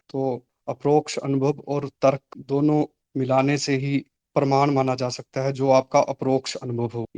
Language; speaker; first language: Hindi; native; Hindi